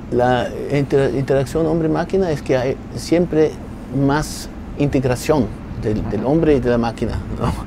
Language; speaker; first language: Spanish; non-native, fluent; German